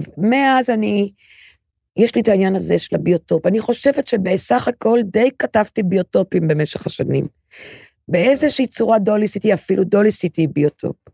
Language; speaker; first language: Hebrew; native; Hebrew